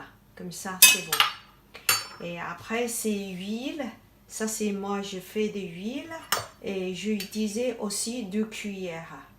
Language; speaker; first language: French; non-native, learner; Thai